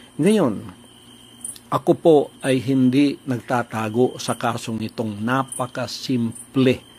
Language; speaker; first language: Filipino; native; Filipino